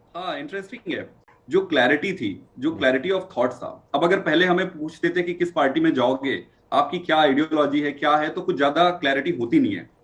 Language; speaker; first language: Hindi; native; Hindi